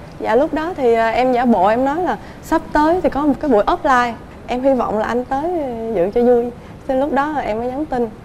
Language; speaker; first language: Vietnamese; native; Vietnamese